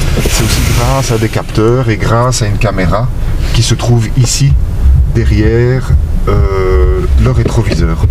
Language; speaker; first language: French; native; French